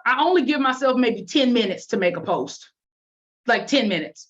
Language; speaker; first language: English; native; English